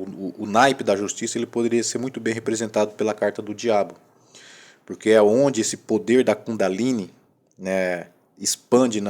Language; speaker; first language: Portuguese; native; Portuguese